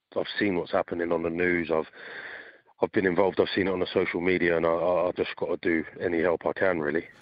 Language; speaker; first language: English; native; English